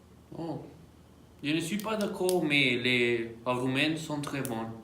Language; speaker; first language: French; non-native, learner; Spanish